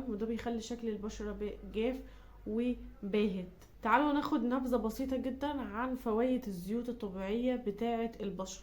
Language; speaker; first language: Arabic; native; Arabic